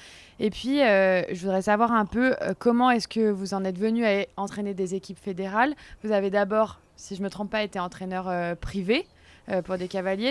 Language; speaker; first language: French; native; French